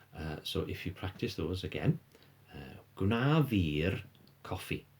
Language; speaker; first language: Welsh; non-native, fluent; English